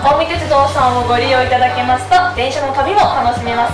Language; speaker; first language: Japanese; native; Japanese